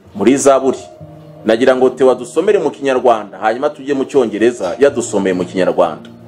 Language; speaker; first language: Kinyarwanda; early bilingual, heritage; Kinyarwanda